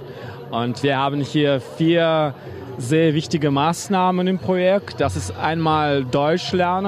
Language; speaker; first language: German; non-native, fluent; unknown